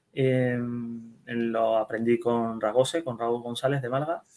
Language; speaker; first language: Spanish; early bilingual, other home language; Dutch